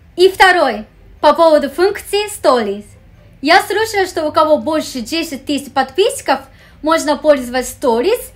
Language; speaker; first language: Russian; non-native, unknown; Japanese